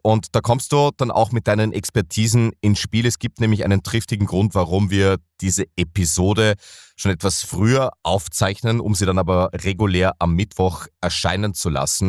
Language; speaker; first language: German; native; German